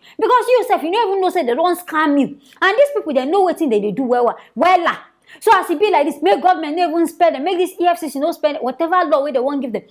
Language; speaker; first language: Nigerian Pidgin; native; Nigerian Pidgin